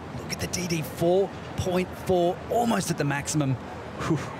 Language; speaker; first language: English; native; English